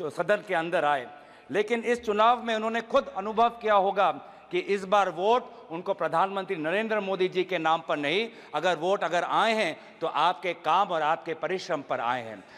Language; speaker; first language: Hindi; non-native, local second language; Assamese